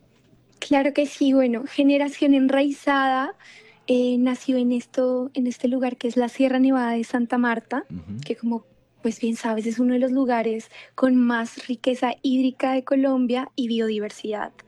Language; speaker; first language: Spanish; native; Spanish